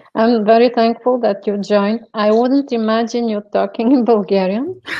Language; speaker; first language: English; non-native, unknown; Bulgarian